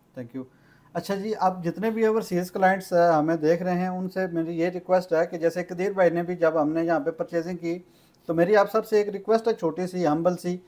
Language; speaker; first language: Urdu; non-native, local second language; Punjabi